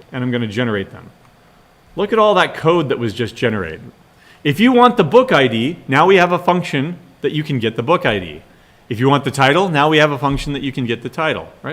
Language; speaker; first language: English; native; English